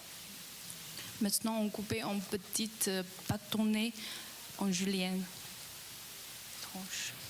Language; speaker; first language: French; non-native, learner; Chinese